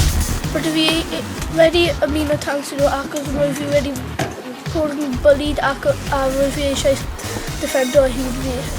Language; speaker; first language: Welsh; non-native, local second language; English